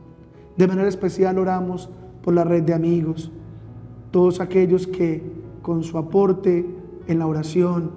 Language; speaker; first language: Spanish; native; Spanish